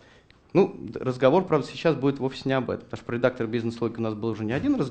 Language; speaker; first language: Russian; native; Russian